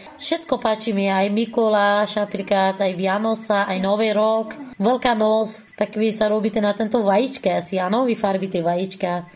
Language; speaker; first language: Slovak; non-native, learner; Persian